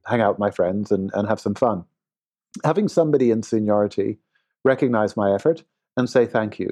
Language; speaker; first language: English; native; English